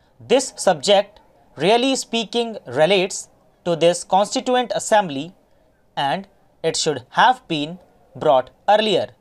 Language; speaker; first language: English; non-native, local second language; Hindi